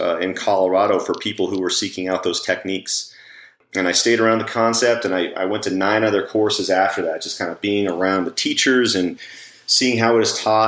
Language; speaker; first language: English; native; English